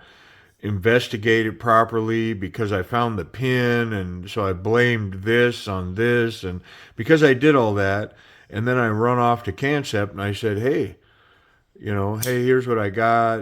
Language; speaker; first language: English; native; English